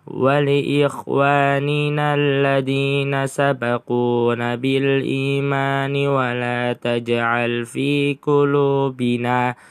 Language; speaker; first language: Arabic; non-native, learner; Indonesian